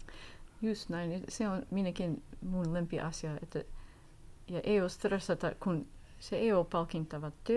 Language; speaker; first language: Finnish; non-native, learner; English